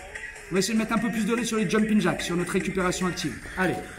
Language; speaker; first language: French; native; French